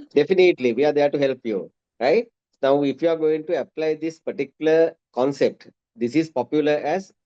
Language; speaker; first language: English; non-native, local second language; Sinhala